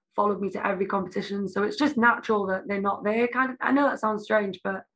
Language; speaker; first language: English; native; English